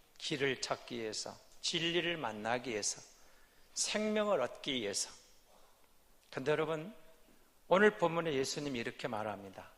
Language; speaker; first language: Korean; native; Korean